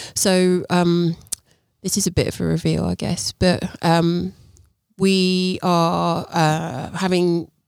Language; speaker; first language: English; native; English